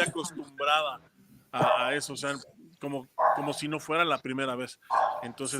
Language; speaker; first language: Spanish; native; Spanish